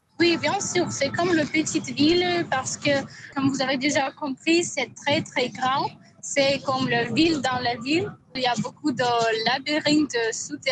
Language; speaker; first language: French; non-native, fluent; Russian